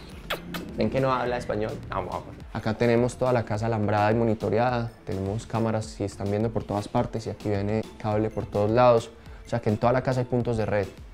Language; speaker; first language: Spanish; native; Spanish